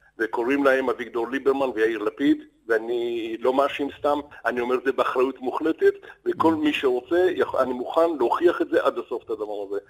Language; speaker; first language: Hebrew; early bilingual, other home language; Arabic